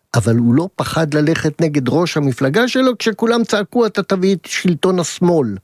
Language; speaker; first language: Hebrew; native; Hebrew